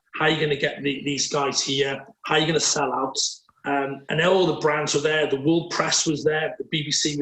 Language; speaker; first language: English; native; English